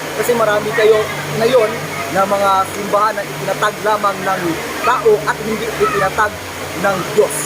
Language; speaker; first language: Filipino; non-native, local second language; Cebuano